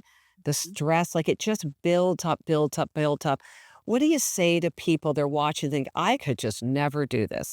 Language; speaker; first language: English; native; English